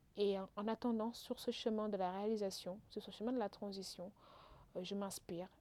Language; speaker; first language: French; non-native, local second language; Wolof